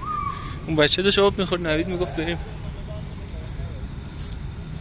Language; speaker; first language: Persian; native; Persian